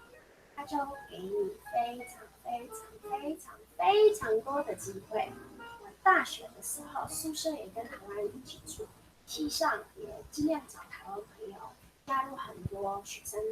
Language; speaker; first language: Chinese; non-native, fluent; Mongolian